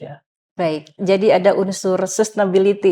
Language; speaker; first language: Indonesian; native; Indonesian